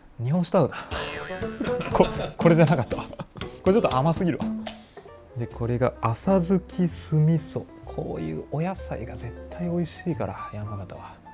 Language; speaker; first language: Japanese; native; Japanese